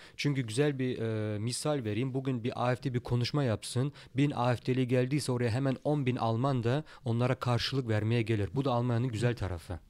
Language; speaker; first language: Turkish; early bilingual, heritage; Turkish